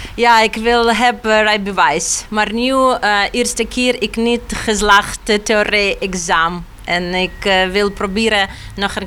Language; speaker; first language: Dutch; non-native, learner; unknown